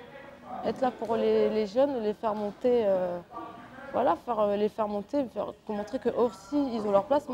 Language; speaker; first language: French; early bilingual, other home language; Arabic